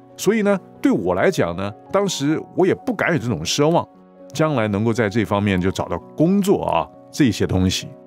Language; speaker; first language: Chinese; non-native, local second language; Cantonese